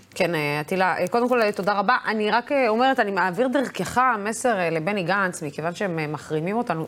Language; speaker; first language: Hebrew; non-native, local second language; Arabic